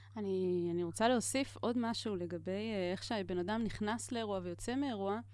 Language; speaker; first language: Hebrew; native; Hebrew